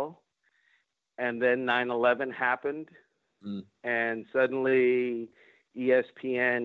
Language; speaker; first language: English; non-native, fluent; Spanish